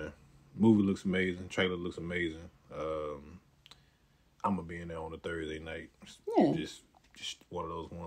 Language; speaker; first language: English; native; English